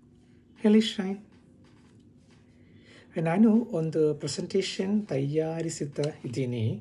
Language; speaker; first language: Kannada; non-native, learner; Malayalam